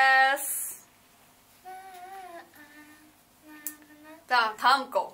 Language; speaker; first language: Korean; non-native, learner; Chinese